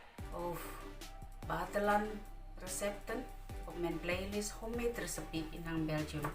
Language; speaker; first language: Dutch; non-native, learner; Indonesian